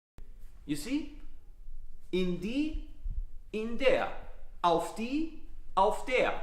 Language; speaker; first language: German; non-native, fluent; Italian